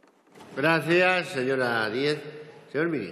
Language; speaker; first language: Spanish; native; Spanish